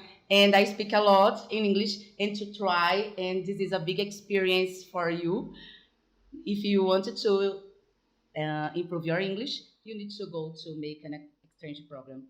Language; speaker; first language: English; non-native, fluent; Portuguese